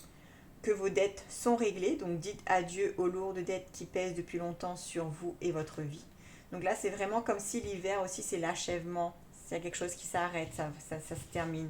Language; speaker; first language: French; native; French